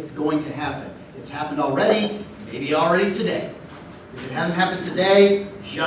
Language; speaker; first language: English; native; English